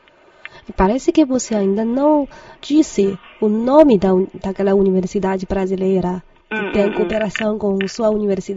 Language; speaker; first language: Portuguese; non-native, fluent; Chinese